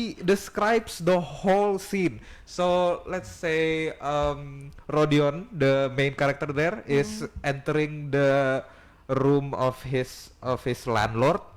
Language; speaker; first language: English; non-native, fluent; Indonesian